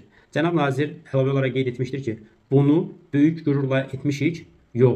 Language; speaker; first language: Azerbaijani; native; Azerbaijani